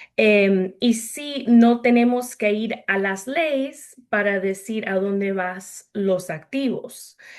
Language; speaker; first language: Spanish; early bilingual, heritage; Spanish